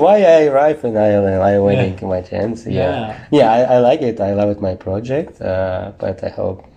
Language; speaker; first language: English; non-native, learner; Russian